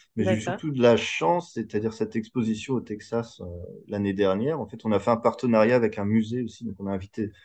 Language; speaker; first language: French; native; French